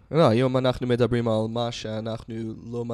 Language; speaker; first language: Hebrew; non-native, fluent; English